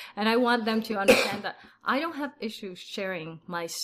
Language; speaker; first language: English; early bilingual, other home language; Vietnamese